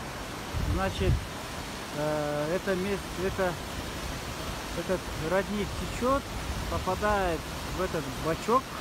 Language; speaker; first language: Russian; non-native, local second language; Kyrgyz